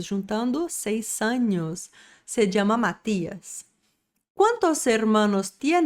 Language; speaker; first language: Spanish; non-native, fluent; Portuguese